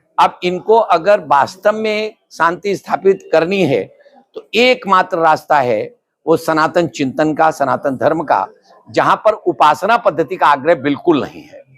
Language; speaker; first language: Hindi; native; Hindi